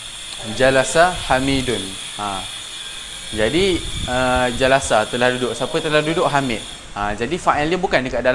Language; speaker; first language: Malay; native; Malay